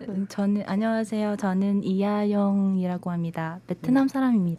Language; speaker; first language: Korean; non-native, learner; Vietnamese